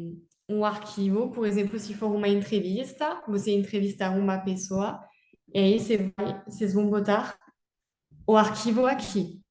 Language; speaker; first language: Portuguese; non-native, fluent; French